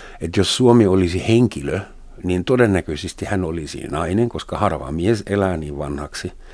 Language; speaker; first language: Finnish; non-native, fluent; German